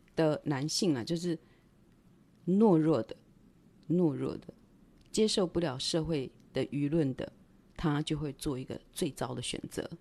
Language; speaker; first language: Chinese; non-native, local second language; Min Nan Chinese